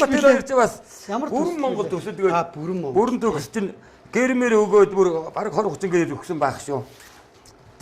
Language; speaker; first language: Mongolian; native; Mongolian